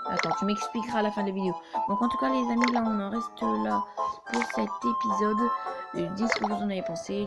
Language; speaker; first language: French; native; French